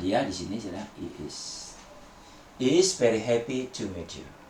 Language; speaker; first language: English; non-native, fluent; Indonesian